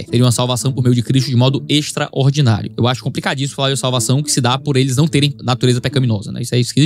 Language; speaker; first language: Portuguese; native; Portuguese